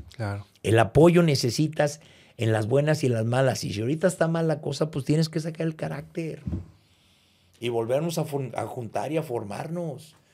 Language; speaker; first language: Spanish; native; Spanish